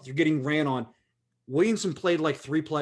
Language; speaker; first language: English; native; English